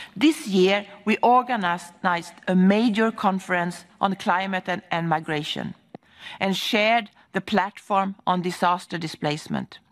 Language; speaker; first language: English; non-native, fluent; Swedish